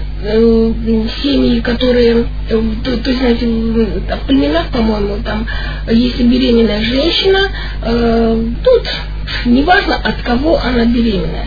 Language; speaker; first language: Russian; native; Russian